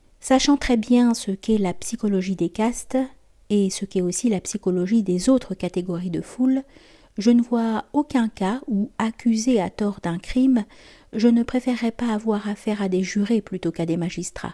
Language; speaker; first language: French; native; French